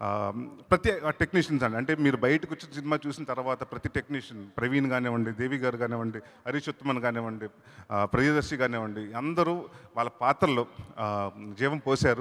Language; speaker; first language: Telugu; native; Telugu